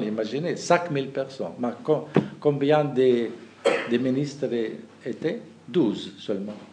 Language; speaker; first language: French; non-native, fluent; German